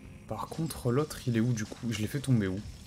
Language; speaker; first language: French; native; French